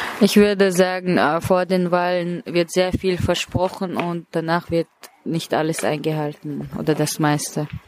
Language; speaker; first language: German; early bilingual, other home language; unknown